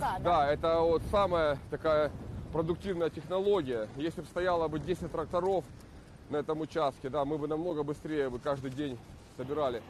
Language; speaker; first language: Russian; native; Russian